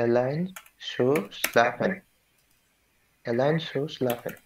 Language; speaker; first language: German; non-native, learner; Bangla